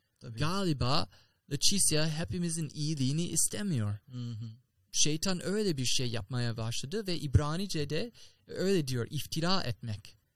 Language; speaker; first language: Turkish; non-native, learner; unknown